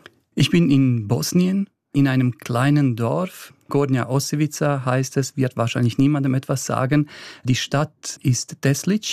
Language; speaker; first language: German; early bilingual, other home language; Bosnian